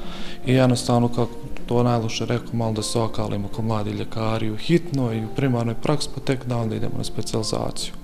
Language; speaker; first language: Bosnian; native; Bosnian